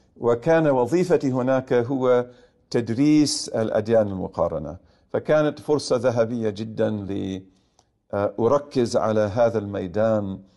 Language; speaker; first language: Arabic; non-native, fluent; English